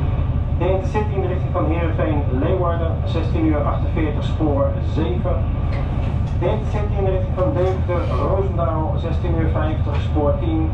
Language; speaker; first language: Dutch; native; Dutch